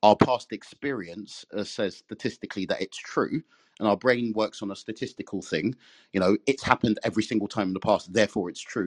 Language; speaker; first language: English; native; English